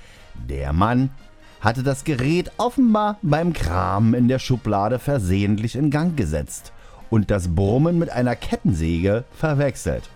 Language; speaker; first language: German; native; German